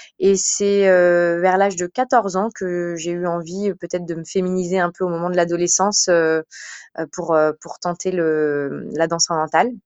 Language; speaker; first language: French; native; French